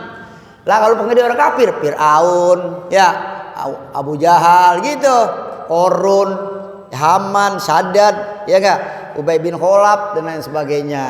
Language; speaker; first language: Malay; native; Malay